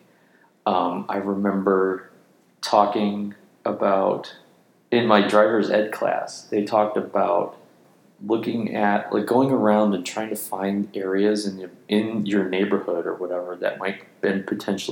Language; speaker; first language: English; native; English